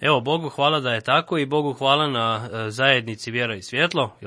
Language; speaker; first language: Serbian; native; Serbian